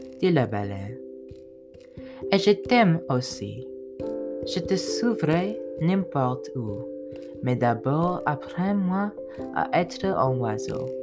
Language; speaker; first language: French; non-native, learner; English